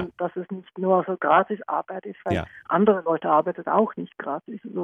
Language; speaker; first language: German; non-native, learner; Norwegian